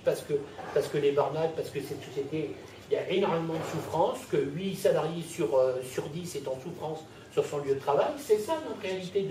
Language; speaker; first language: French; native; French